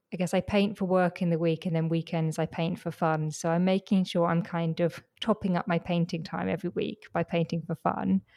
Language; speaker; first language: English; native; English